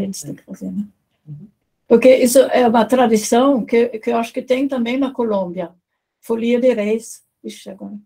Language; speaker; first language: Portuguese; non-native, fluent; German